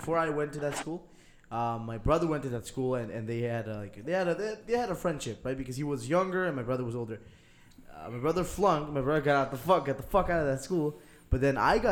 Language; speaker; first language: English; non-native, fluent; Papiamento